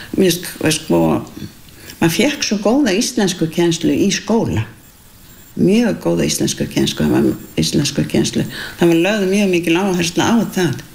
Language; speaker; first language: Icelandic; native; Icelandic